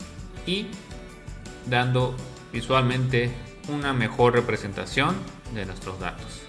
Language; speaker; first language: Spanish; native; Spanish